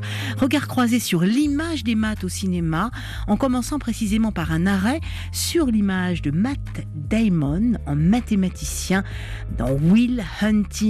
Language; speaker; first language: French; native; French